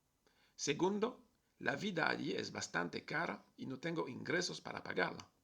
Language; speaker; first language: Spanish; non-native, fluent; French